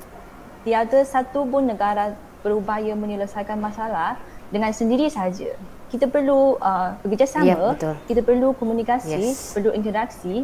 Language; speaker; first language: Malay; non-native, fluent; Chinese